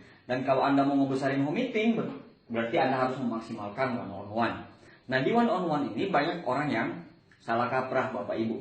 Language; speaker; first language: Indonesian; native; Indonesian